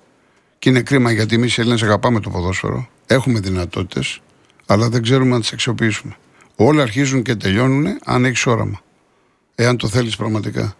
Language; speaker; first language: Greek; native; Greek